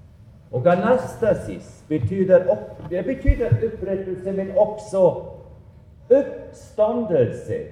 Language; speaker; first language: Swedish; non-native, fluent; German